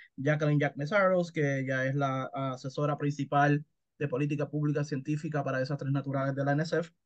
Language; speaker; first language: Spanish; native; Spanish